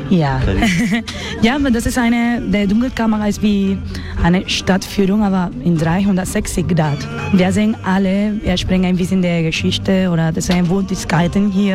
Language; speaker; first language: German; non-native, fluent; Spanish